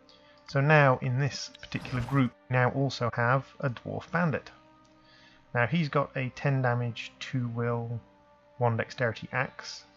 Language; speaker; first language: English; native; English